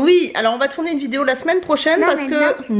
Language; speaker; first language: French; native; French